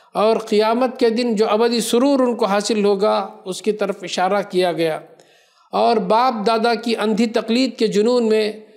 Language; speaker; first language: Urdu; native; Urdu